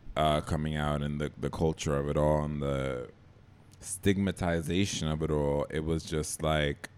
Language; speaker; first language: English; native; English